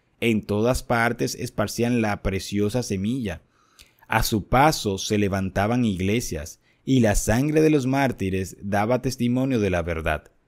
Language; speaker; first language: Spanish; native; Spanish